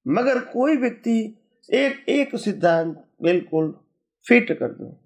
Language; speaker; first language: Hindi; non-native, local second language; Gujarati